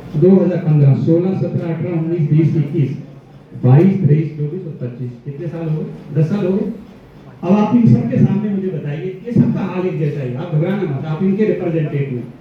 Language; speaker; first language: Hindi; non-native, local second language; Gujarati